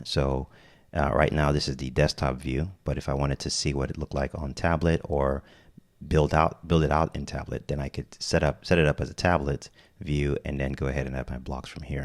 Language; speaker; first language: English; native; English